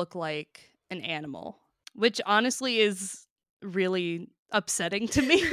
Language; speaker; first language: English; native; English